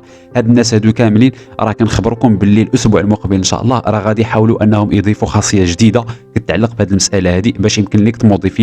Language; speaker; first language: Arabic; native; Arabic